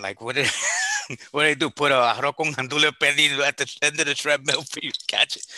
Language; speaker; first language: English; early bilingual, other home language; Spanish